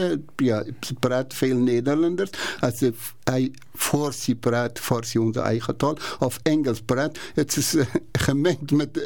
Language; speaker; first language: Dutch; non-native, learner; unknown